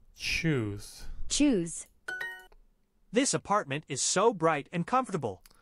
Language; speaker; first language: English; non-native, learner; Russian